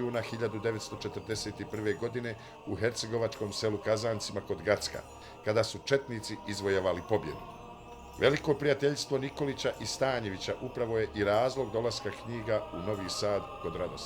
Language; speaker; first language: Bosnian; native; Bosnian